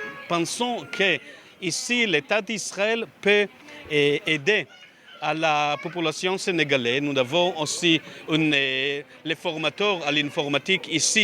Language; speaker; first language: French; non-native, learner; Hebrew